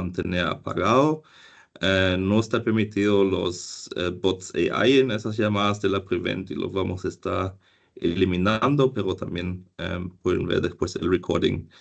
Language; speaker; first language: Spanish; non-native, fluent; German